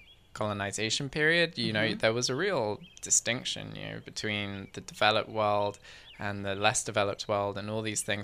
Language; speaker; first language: English; native; English